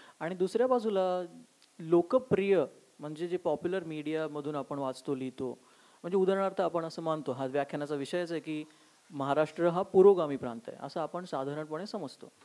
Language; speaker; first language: Marathi; native; Marathi